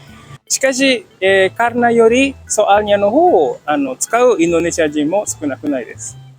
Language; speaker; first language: Japanese; non-native, fluent; Indonesian